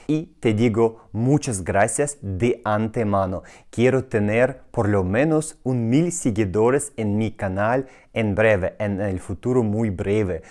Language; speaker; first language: Spanish; non-native, fluent; Russian